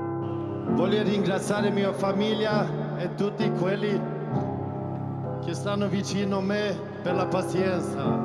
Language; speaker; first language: Italian; non-native, learner; Swedish